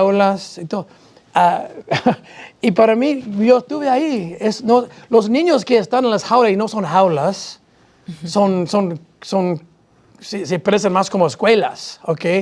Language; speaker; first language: Spanish; non-native, fluent; English